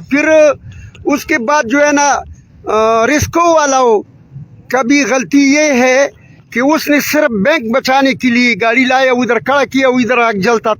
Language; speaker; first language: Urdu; non-native, local second language; Pashto